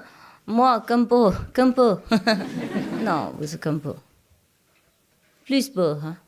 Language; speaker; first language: French; non-native, learner; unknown